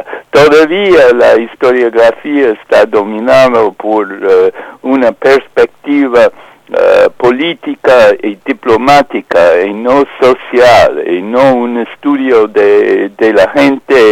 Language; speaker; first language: Spanish; non-native, fluent; English